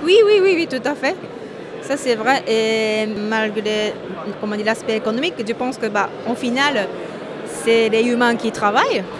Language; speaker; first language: French; non-native, fluent; Japanese